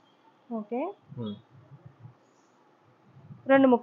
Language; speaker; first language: Telugu; native; Telugu